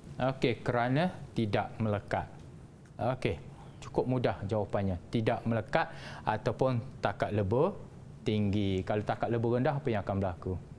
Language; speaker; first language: Malay; native; Malay